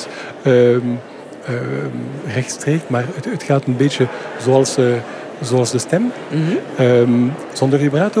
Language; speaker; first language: Dutch; non-native, fluent; French